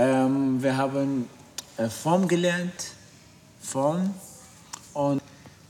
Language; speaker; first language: German; non-native, learner; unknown